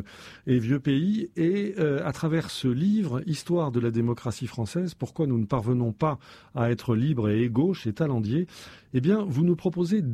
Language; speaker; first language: French; native; French